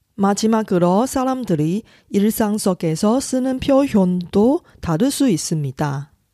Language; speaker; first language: Korean; non-native, fluent; Chinese